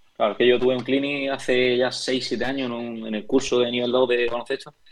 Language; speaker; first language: Spanish; native; Spanish